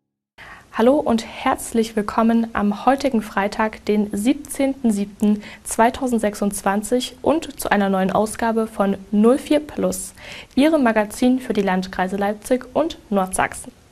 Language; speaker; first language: German; native; German